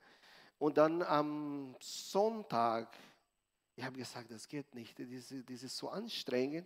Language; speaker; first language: German; non-native, learner; Portuguese